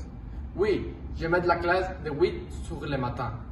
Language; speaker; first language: French; non-native, learner; Spanish